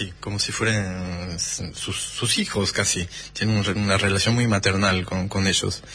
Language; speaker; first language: Spanish; non-native, fluent; French